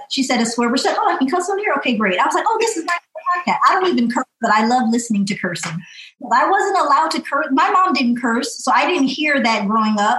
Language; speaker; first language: English; native; English